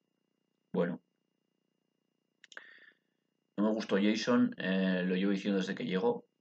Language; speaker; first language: Spanish; native; Spanish